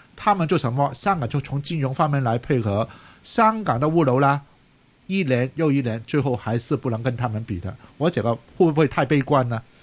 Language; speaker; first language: Chinese; non-native, local second language; Cantonese